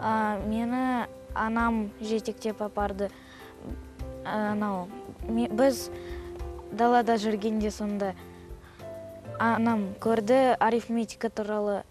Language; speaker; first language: Kazakh; non-native, local second language; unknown